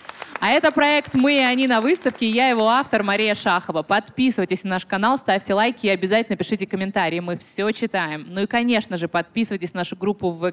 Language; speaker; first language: Russian; native; Russian